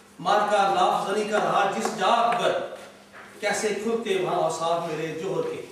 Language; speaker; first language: Urdu; non-native, local second language; Punjabi